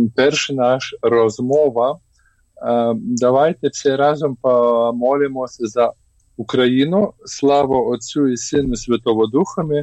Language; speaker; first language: Ukrainian; non-native, learner; Lithuanian